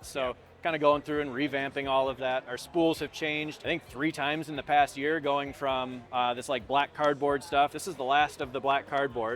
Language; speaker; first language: English; native; English